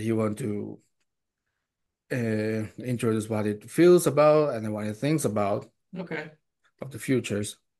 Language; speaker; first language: English; non-native, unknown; Korean